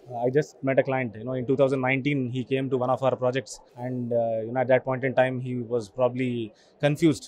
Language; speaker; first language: English; non-native, local second language; Telugu